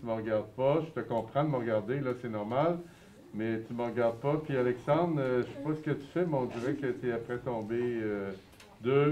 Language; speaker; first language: French; native; French